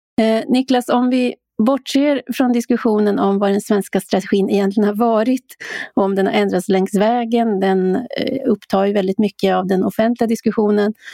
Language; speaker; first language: Swedish; native; Swedish